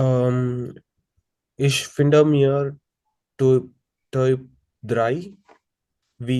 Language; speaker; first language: German; non-native, learner; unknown